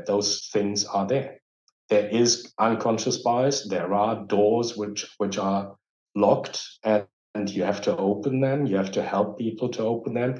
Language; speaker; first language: English; non-native, fluent; German